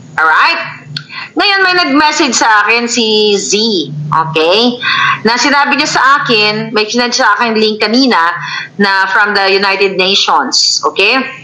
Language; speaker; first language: Filipino; non-native, local second language; Cebuano